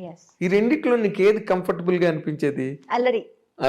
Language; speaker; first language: Telugu; native; Telugu